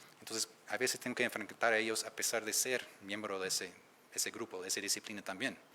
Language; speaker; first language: Spanish; non-native, fluent; English